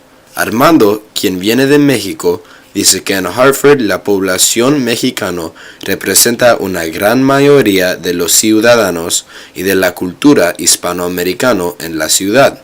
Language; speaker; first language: Spanish; non-native, learner; English